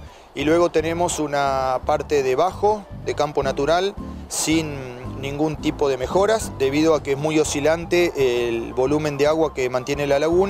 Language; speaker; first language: Spanish; native; Spanish